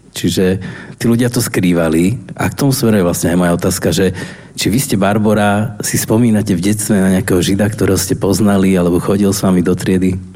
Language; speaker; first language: Slovak; native; Slovak